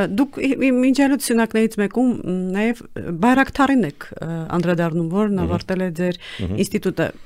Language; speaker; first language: Armenian; native; Armenian